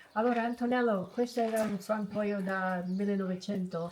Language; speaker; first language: Italian; non-native, learner; English